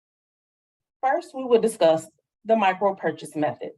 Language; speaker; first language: English; native; English